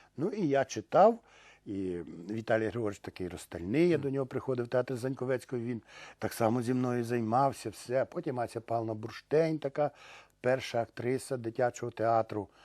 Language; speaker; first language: Ukrainian; native; Ukrainian